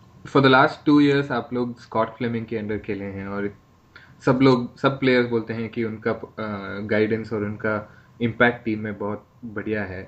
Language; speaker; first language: Hindi; non-native, learner; English